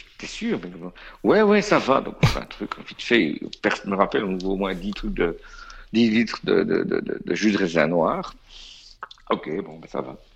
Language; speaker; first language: French; native; French